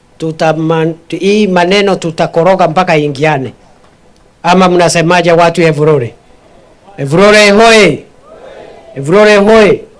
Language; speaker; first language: Swahili; non-native, local second language; Meru